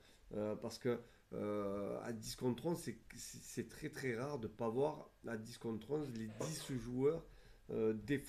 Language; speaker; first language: French; native; French